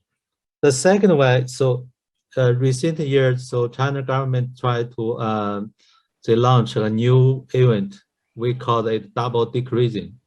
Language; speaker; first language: English; non-native, learner; Chinese